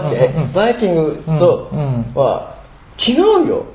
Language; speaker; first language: Japanese; non-native, learner; Burmese